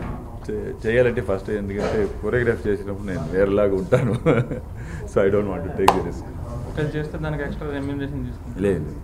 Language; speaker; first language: Telugu; non-native, learner; Tamil